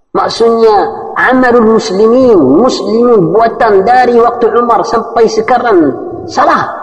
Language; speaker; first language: Malay; non-native, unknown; Arabic